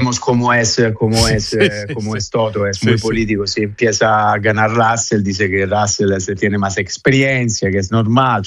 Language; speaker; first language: Spanish; non-native, fluent; Italian